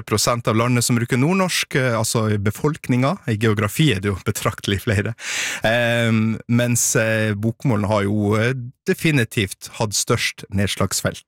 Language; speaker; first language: Norwegian; native; Norwegian